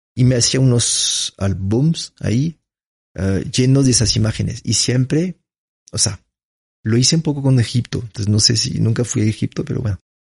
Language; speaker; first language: Spanish; non-native, fluent; French